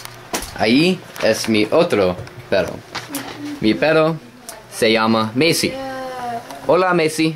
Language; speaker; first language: Spanish; non-native, learner; English